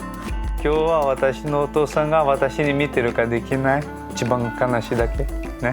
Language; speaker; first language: Japanese; non-native, learner; Portuguese